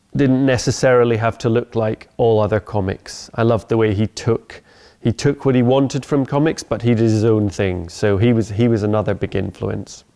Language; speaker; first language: English; native; English